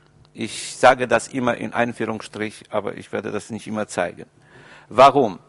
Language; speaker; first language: German; non-native, fluent; Polish